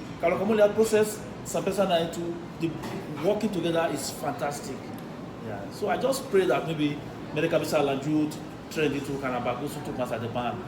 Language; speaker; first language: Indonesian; non-native, fluent; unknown